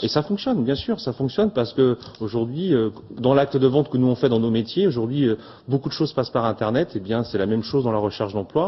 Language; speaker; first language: French; native; French